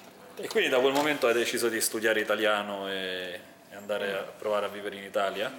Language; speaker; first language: Italian; native; Italian